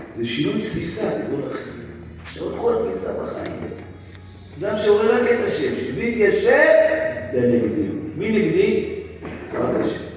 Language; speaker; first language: Hebrew; native; Hebrew